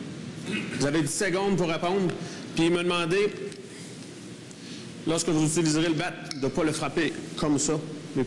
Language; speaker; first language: French; native; French